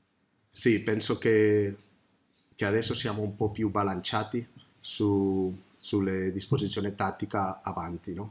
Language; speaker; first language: Italian; non-native, fluent; Spanish